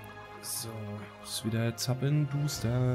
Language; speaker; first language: German; native; German